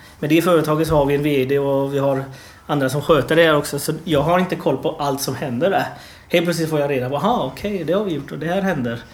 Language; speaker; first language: Swedish; early bilingual, other home language; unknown